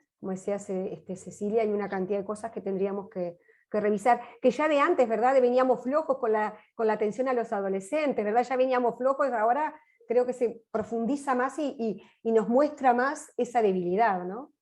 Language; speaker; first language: Spanish; native; Spanish